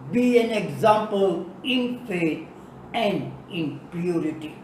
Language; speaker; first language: English; non-native, local second language; Tamil